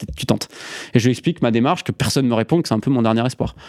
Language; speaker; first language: French; native; French